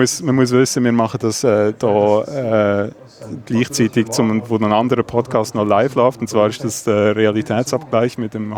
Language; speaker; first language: German; native; German